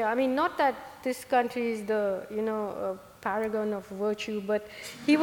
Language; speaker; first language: English; non-native, local second language; Malayalam